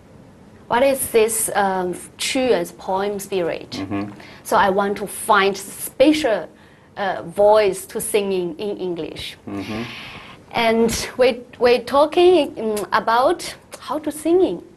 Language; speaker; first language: English; non-native, learner; Chinese